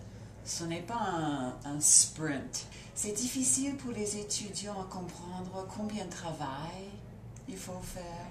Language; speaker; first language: French; non-native, fluent; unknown